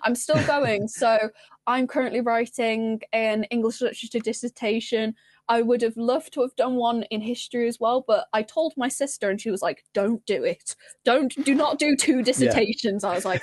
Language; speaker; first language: English; native; English